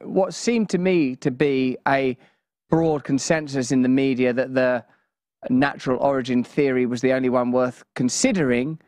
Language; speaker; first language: English; native; English